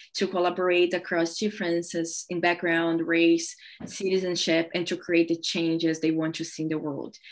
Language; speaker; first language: English; non-native, fluent; Portuguese